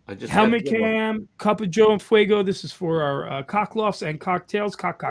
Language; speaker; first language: English; native; English